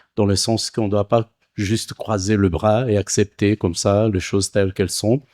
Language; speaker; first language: French; non-native, fluent; Portuguese